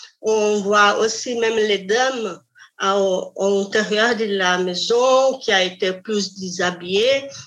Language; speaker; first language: French; non-native, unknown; Portuguese